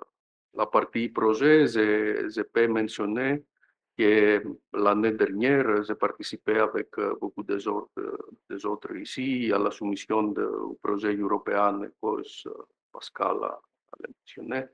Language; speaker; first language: French; non-native, fluent; Greek